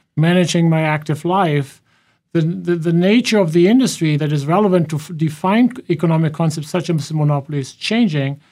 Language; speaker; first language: English; non-native, fluent; German